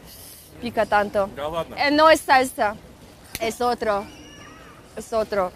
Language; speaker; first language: Spanish; non-native, fluent; Russian